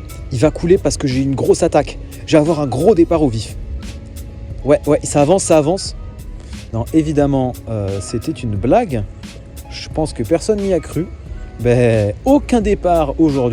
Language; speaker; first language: French; native; French